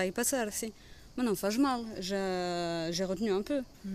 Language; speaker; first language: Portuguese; non-native, learner; French